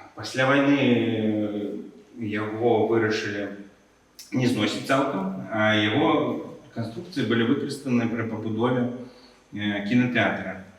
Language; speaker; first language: Belarusian; non-native, local second language; Russian